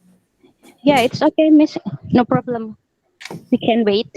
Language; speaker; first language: English; non-native, learner; Indonesian